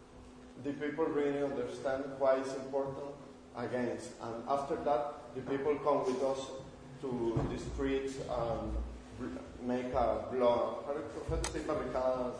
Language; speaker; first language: English; non-native, learner; Spanish